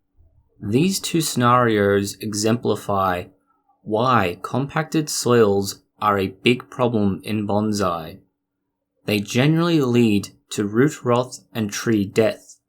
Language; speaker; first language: English; native; English